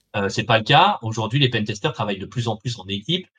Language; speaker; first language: French; native; French